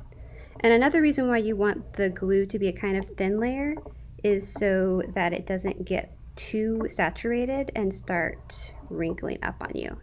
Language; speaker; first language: English; native; English